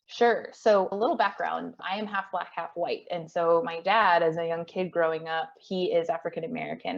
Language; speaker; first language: English; native; English